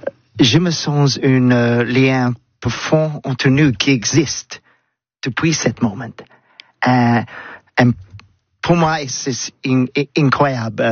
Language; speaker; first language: French; non-native, learner; English